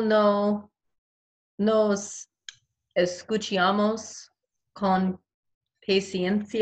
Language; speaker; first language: Spanish; non-native, learner; English